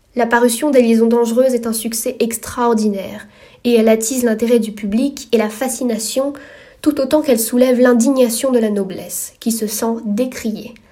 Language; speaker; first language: French; native; French